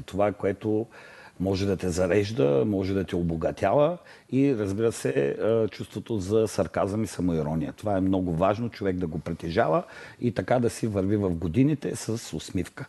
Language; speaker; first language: Bulgarian; native; Bulgarian